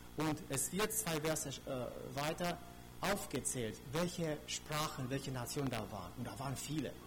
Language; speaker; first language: German; non-native, fluent; Romanian